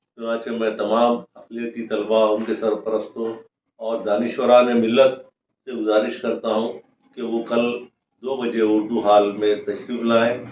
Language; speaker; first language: Urdu; native; Urdu